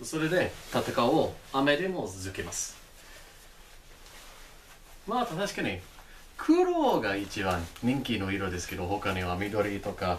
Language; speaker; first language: Japanese; non-native, fluent; English